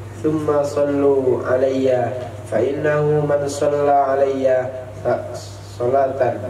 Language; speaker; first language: Arabic; non-native, fluent; Indonesian